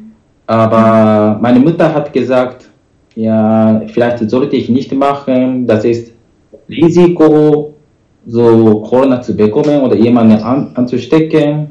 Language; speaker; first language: German; non-native, learner; Japanese